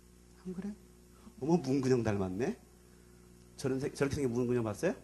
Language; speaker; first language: Korean; native; Korean